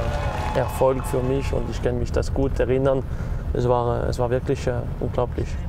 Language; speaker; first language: German; non-native, local second language; French